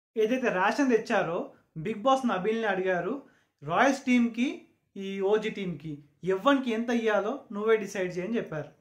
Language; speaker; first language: Telugu; non-native, local second language; Urdu